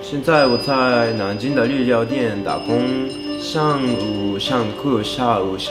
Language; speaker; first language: Chinese; non-native, fluent; Japanese